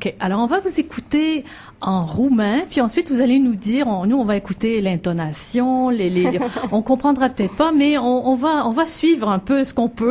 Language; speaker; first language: French; native; French